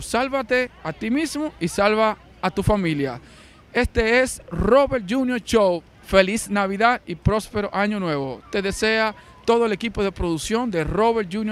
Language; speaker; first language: Spanish; native; Spanish